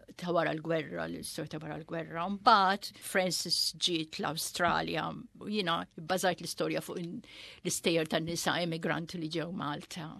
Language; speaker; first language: Maltese; early bilingual, heritage; Maltese